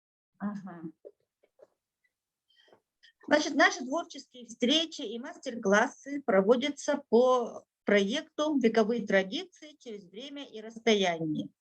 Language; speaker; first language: Russian; native; Russian